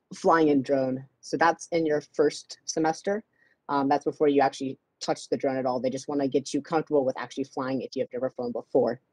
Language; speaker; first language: English; native; English